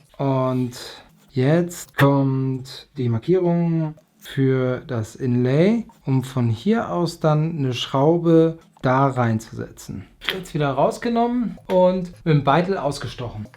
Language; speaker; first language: German; native; German